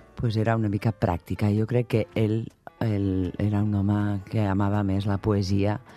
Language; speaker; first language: Catalan; non-native, local second language; Spanish